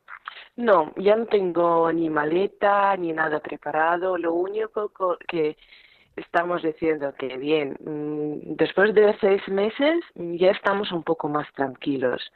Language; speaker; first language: Spanish; non-native, learner; Ukrainian